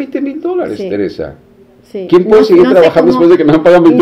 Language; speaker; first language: Spanish; native; Spanish